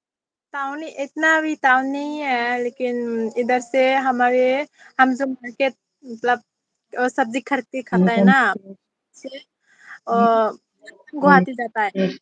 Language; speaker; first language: Hindi; non-native, local second language; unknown